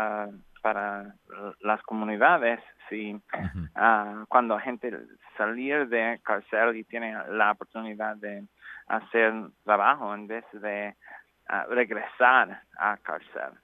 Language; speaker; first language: Spanish; non-native, learner; English